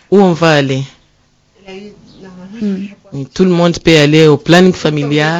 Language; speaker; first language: French; non-native, learner; Rundi